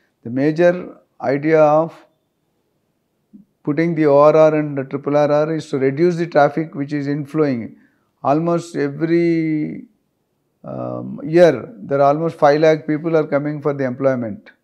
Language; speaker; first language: English; non-native, local second language; Telugu